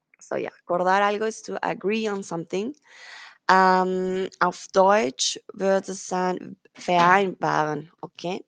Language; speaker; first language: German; non-native, fluent; Spanish